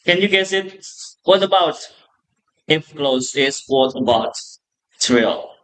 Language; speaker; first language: English; non-native, learner; Indonesian